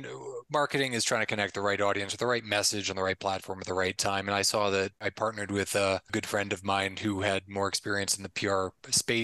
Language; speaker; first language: English; native; English